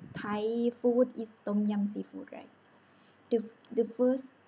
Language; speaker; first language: English; non-native, learner; Thai